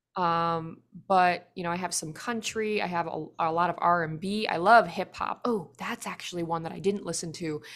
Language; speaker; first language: English; native; English